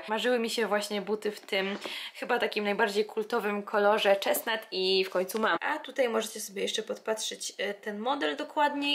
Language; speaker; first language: Polish; native; Polish